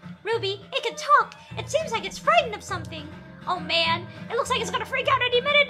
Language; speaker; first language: English; native; English